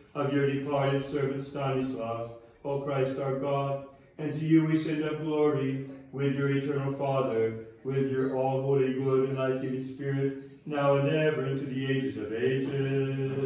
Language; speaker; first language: English; native; English